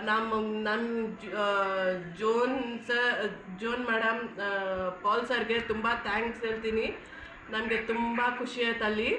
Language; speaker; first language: Kannada; non-native, local second language; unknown